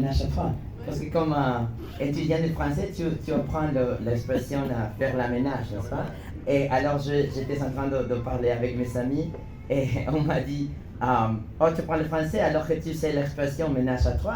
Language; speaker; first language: French; non-native, learner; Spanish